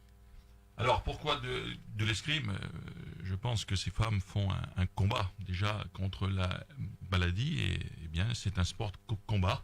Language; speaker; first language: French; native; French